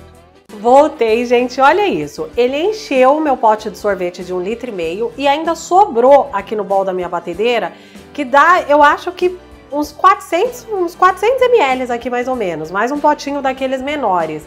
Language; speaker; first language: Portuguese; native; Portuguese